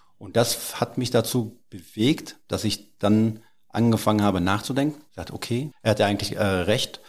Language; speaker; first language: German; early bilingual, other home language; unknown